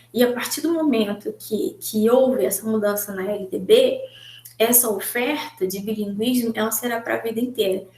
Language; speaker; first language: Portuguese; native; Portuguese